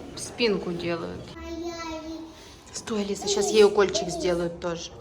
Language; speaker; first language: Russian; native; Russian